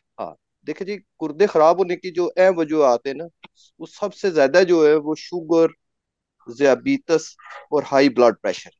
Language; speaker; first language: Urdu; non-native, local second language; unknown